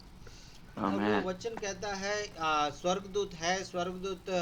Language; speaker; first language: Hindi; non-native, local second language; Telugu